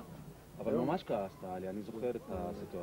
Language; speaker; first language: Hebrew; native; Hebrew